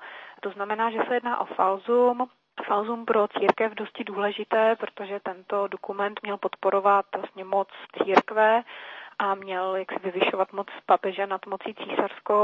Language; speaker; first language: Czech; native; Czech